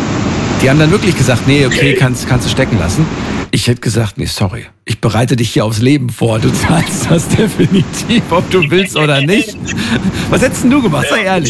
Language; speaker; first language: German; native; German